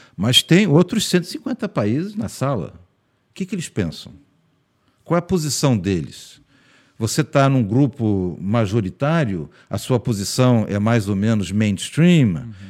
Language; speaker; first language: Portuguese; early bilingual, heritage; Portuguese